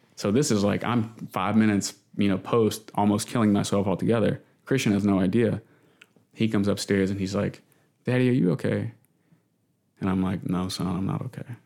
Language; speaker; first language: English; native; English